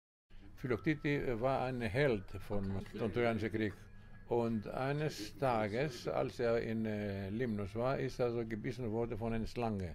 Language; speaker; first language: German; non-native, learner; Greek